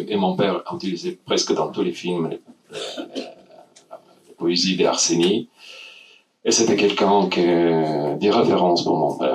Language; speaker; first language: French; non-native, fluent; Russian